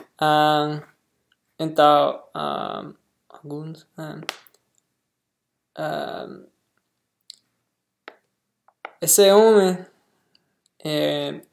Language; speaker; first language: Portuguese; non-native, learner; English